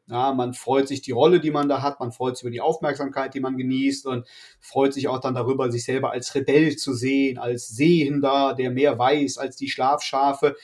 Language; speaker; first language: German; native; German